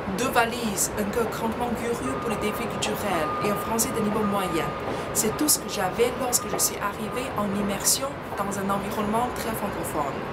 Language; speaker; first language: French; non-native, fluent; Chinese